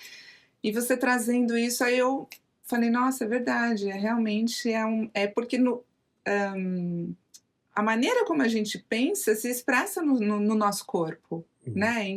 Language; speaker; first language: Portuguese; native; Portuguese